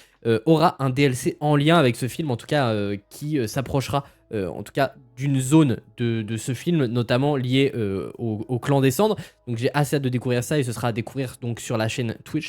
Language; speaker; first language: French; native; French